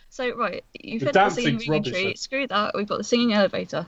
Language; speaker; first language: English; native; English